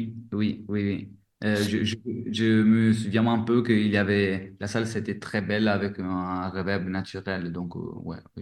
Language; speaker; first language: French; non-native, fluent; Italian